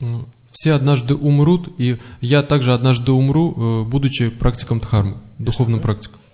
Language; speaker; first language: Russian; native; Russian